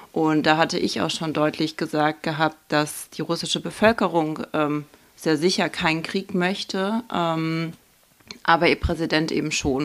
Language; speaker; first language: German; early bilingual, other home language; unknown